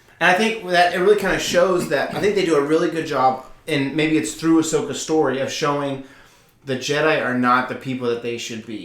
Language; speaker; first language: English; native; English